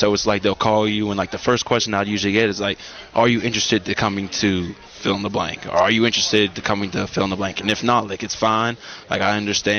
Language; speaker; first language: English; native; English